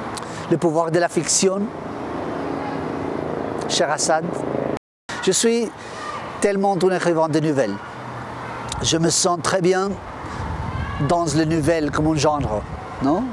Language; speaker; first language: French; non-native, fluent; Spanish